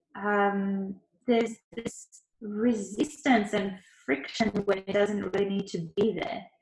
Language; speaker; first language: English; early bilingual, other home language; Ukrainian